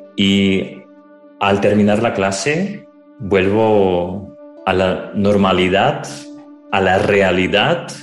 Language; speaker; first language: Spanish; non-native, fluent; Ukrainian